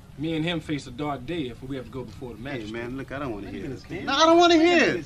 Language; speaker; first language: English; native; English